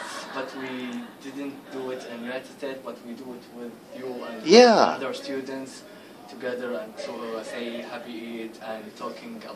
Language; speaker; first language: English; non-native, learner; Arabic